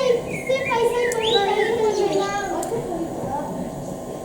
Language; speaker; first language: Basque; non-native, local second language; Spanish